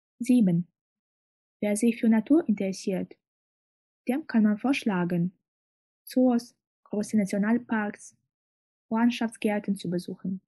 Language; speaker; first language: German; non-native, fluent; Russian